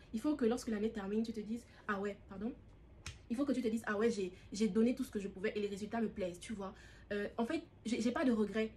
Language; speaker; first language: French; native; French